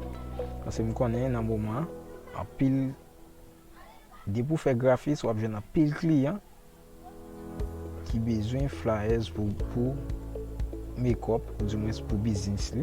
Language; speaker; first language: French; non-native, local second language; Haitian Creole